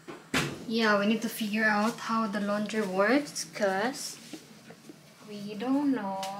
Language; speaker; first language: English; non-native, local second language; Cebuano